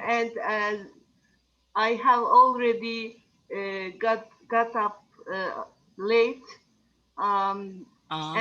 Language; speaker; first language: English; non-native, learner; Turkish